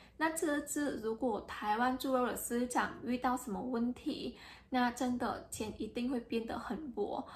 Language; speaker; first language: Chinese; non-native, fluent; Vietnamese